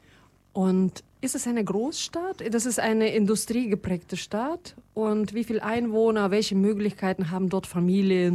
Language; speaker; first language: German; non-native, fluent; Russian